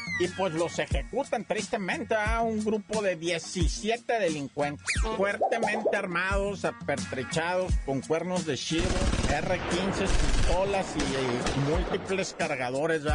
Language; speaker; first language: Spanish; native; Spanish